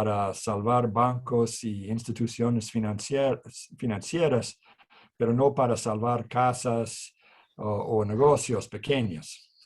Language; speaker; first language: Spanish; non-native, fluent; English